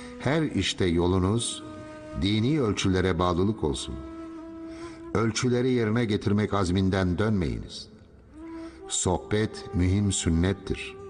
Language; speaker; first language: Turkish; native; Turkish